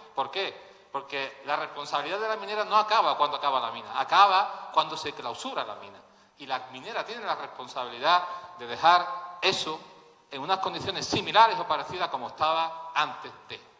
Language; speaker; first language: Spanish; native; Spanish